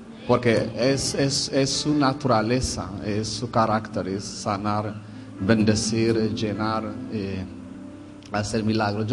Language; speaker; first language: Spanish; non-native, fluent; Hebrew